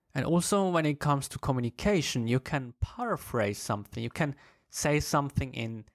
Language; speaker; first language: English; non-native, fluent; Swiss German